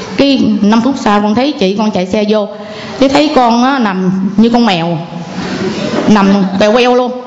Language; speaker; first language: Vietnamese; non-native, local second language; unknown